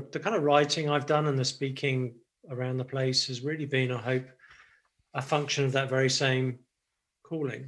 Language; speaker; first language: English; native; English